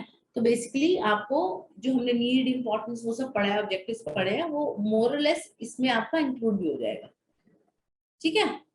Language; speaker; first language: Hindi; native; Hindi